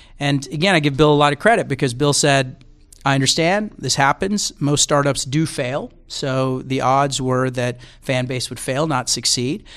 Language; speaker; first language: English; native; English